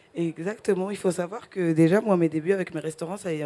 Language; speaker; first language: French; early bilingual, other home language; Spanish